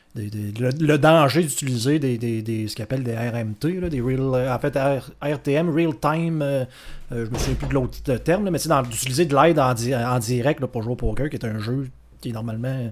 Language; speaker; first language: French; native; French